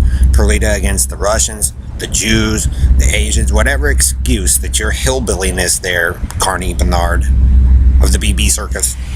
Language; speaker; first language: English; native; English